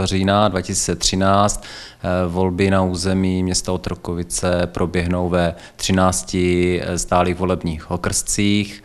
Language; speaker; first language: Czech; native; Czech